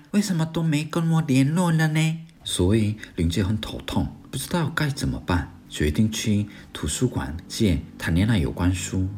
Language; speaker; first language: Chinese; non-native, fluent; Korean